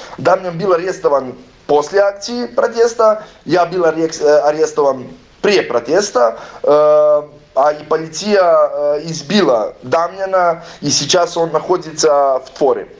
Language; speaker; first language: Russian; non-native, learner; Serbian